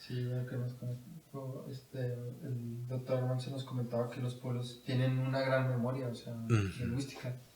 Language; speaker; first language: Spanish; native; Spanish